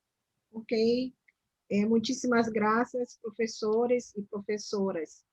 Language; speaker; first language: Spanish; non-native, learner; Portuguese